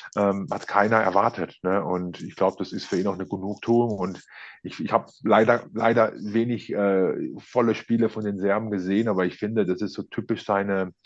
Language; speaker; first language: German; native; German